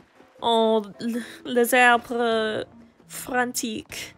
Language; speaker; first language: French; non-native, learner; English